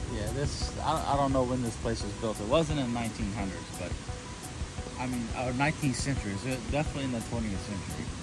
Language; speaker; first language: English; native; English